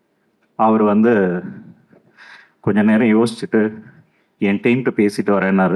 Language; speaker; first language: Tamil; native; Tamil